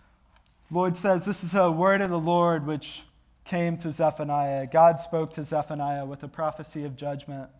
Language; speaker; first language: English; native; English